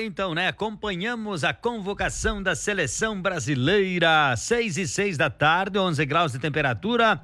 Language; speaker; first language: Portuguese; native; Portuguese